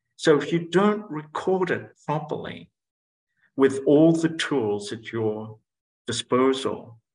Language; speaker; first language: English; non-native, local second language; Greek